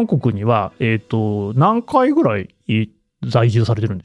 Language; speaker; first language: Japanese; native; Japanese